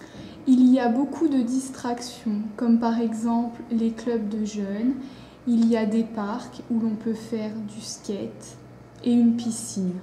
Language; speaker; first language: French; non-native, learner; English